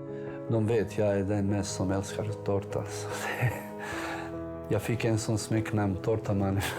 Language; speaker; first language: Swedish; non-native, fluent; Bosnian